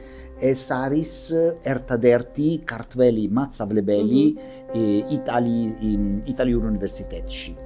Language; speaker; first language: Georgian; non-native, learner; Italian